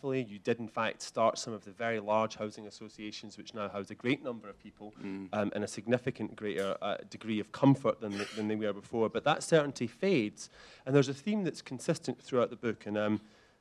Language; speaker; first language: English; native; English